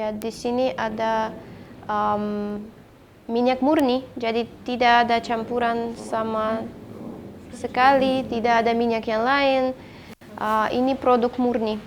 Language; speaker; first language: Indonesian; non-native, fluent; Russian